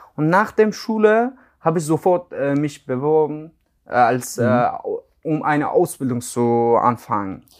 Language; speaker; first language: German; non-native, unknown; Persian